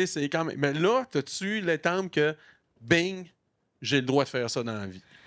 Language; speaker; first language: French; native; French